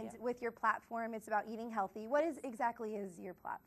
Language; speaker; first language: English; native; English